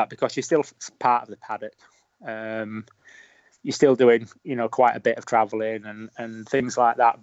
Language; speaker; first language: English; native; English